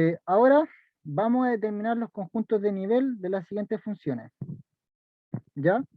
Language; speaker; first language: Spanish; native; Spanish